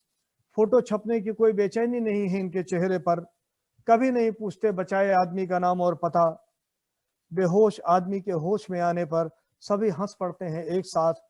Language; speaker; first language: Hindi; native; Hindi